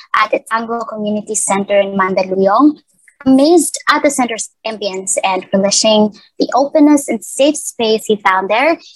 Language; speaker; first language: English; non-native, local second language; Cebuano